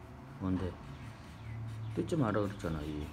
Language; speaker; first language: Korean; native; Korean